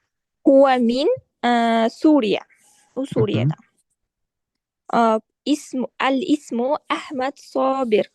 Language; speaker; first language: Arabic; non-native, learner; Uzbek